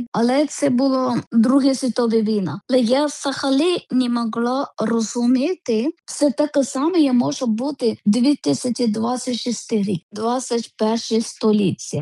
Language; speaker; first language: Ukrainian; non-native, learner; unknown